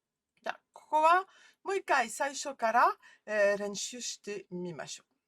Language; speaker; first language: Japanese; non-native, fluent; French